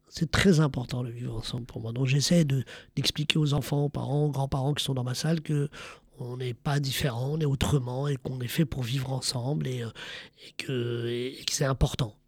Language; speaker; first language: French; early bilingual, other home language; Arabic